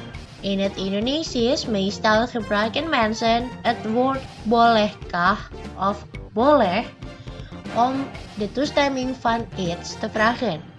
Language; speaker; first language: Dutch; non-native, fluent; Indonesian